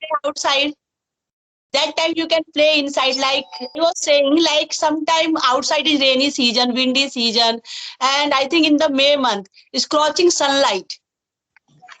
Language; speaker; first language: English; non-native, fluent; Hindi